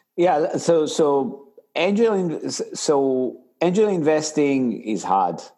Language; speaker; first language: English; non-native, fluent; Hebrew